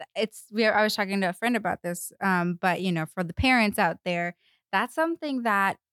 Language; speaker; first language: English; non-native, fluent; Spanish